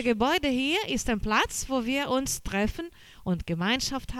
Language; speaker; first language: German; non-native, learner; Portuguese